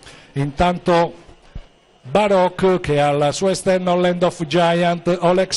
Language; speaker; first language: Italian; native; Italian